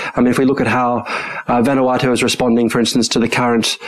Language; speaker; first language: English; early bilingual, other home language; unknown